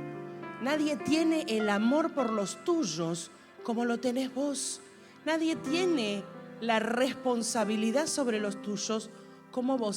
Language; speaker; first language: Spanish; native; Spanish